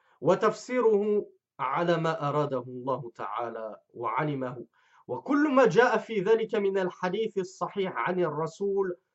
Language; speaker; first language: Arabic; non-native, fluent; French